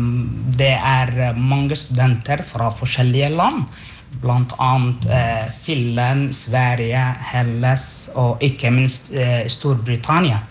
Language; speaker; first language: Norwegian; non-native, fluent; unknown